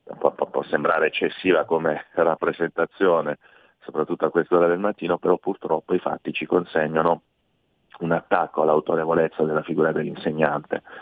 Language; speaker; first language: Italian; native; Italian